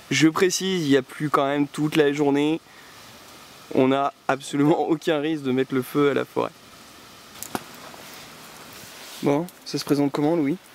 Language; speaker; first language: French; native; French